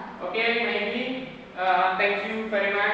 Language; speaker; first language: English; non-native, learner; Indonesian